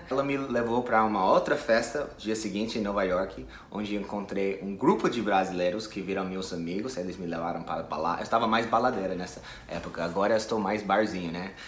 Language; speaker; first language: Portuguese; non-native, fluent; English